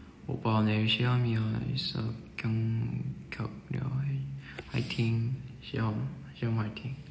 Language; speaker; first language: Korean; non-native, fluent; Chinese